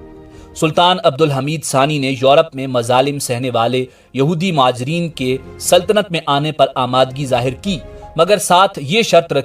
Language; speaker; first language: Urdu; native; Urdu